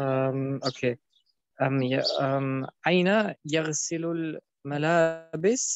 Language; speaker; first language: Arabic; non-native, learner; German